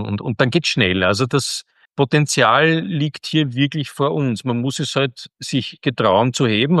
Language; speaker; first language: German; native; German